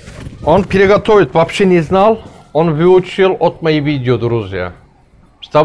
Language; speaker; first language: Russian; non-native, learner; Turkish